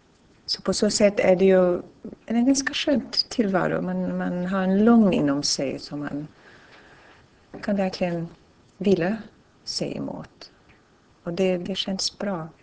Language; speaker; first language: Swedish; non-native, fluent; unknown